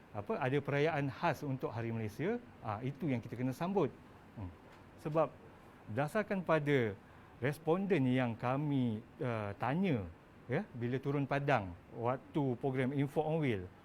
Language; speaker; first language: Malay; native; Malay